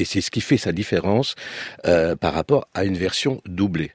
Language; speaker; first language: French; early bilingual, other home language; Romanian